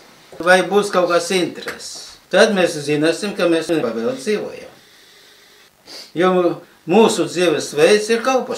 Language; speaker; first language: Latvian; non-native, local second language; Russian